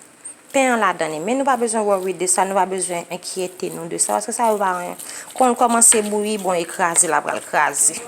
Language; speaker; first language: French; non-native, local second language; Haitian Creole